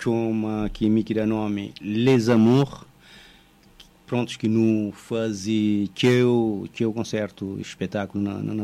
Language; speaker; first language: Portuguese; non-native, local second language; Kabuverdianu